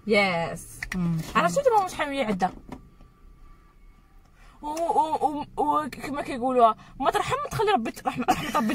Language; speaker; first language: Arabic; native; Arabic